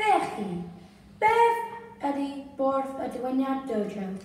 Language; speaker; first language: Welsh; non-native, local second language; English